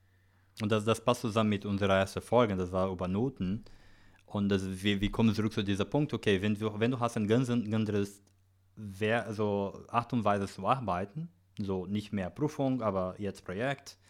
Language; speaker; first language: German; non-native, learner; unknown